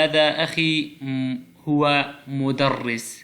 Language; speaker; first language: Arabic; non-native, fluent; Pashto